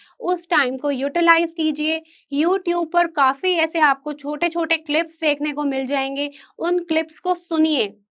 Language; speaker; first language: Hindi; native; Hindi